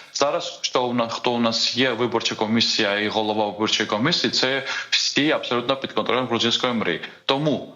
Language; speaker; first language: Ukrainian; non-native, fluent; Georgian